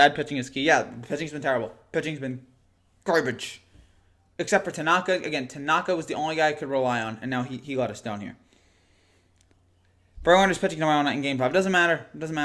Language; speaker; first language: English; native; English